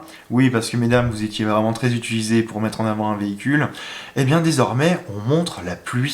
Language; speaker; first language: French; native; French